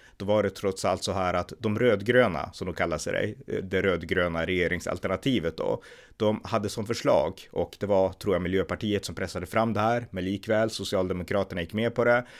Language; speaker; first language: Swedish; native; Swedish